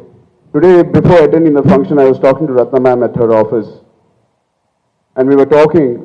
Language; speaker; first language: English; non-native, local second language; Telugu